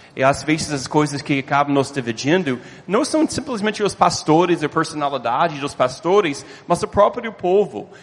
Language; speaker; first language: Portuguese; non-native, fluent; English